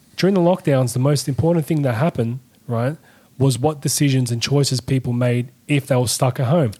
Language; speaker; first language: English; native; English